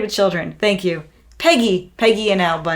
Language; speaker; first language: English; native; English